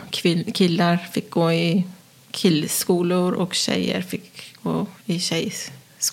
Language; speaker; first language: Swedish; non-native, fluent; Persian